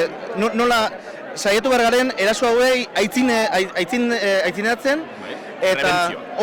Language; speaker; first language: Basque; native; Basque